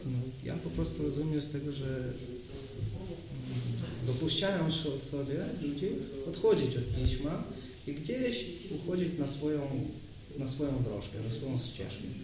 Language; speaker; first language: Polish; non-native, learner; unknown